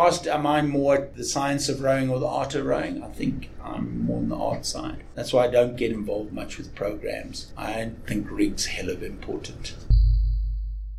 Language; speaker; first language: English; native; English